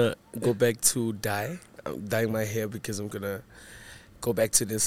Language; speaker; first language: English; non-native, local second language; Zulu